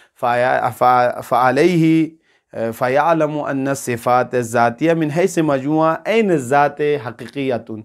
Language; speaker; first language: Urdu; non-native, local second language; Balti